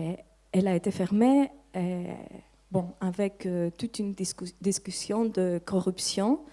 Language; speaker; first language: French; non-native, fluent; Greek